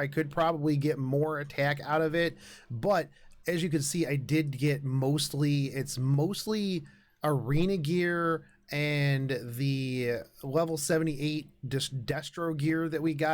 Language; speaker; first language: English; native; English